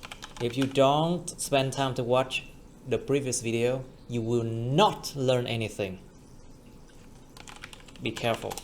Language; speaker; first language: English; non-native, fluent; Vietnamese